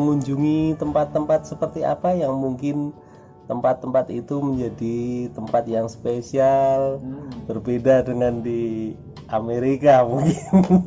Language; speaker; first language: Indonesian; native; Indonesian